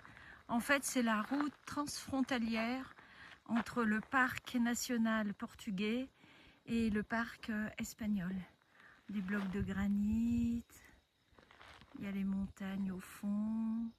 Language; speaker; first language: French; native; French